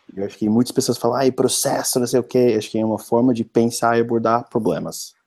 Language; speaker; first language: Portuguese; non-native, fluent; English